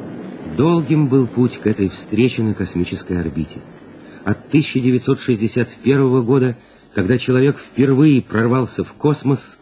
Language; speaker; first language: Russian; native; Russian